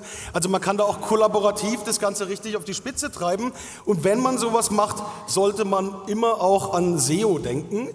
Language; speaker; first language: German; native; German